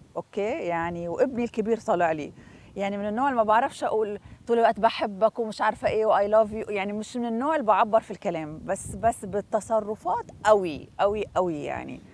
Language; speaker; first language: Arabic; native; Arabic